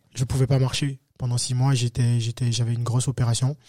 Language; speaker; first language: French; native; French